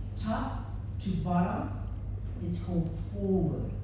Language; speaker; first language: English; non-native, fluent; Thai